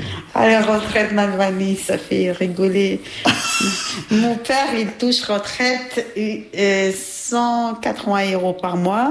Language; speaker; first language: French; non-native, learner; Albanian